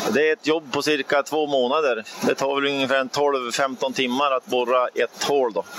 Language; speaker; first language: Swedish; native; Swedish